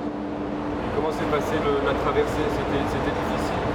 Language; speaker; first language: French; native; French